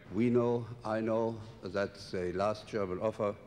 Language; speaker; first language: English; non-native, fluent; German